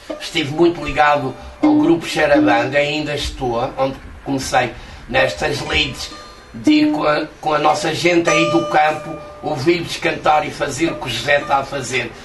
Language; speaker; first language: Portuguese; native; Portuguese